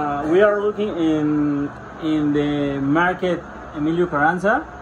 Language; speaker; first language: English; non-native, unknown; Spanish